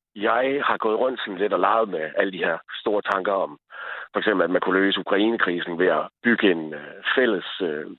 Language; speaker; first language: Danish; native; Danish